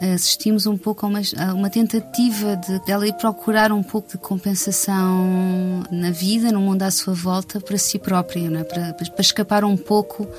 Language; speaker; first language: Portuguese; native; Portuguese